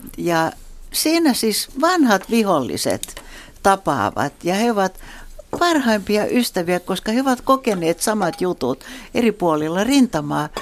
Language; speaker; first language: Finnish; non-native, local second language; Swedish